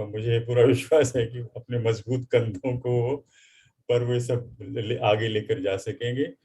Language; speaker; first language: Hindi; native; Hindi